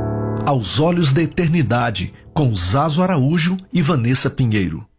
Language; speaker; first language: Portuguese; native; Portuguese